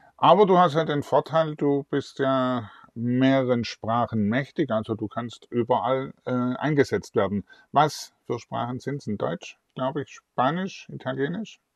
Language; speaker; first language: German; native; German